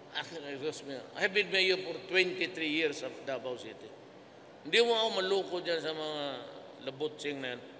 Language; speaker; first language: Filipino; native; Filipino